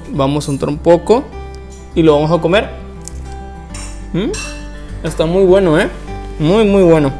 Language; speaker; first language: Spanish; native; Spanish